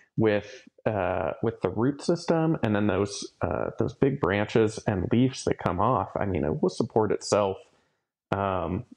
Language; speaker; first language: English; native; English